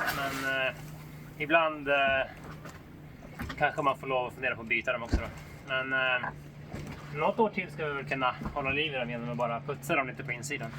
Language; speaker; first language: Swedish; native; Swedish